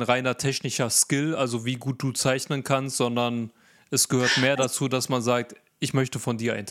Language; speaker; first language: German; native; German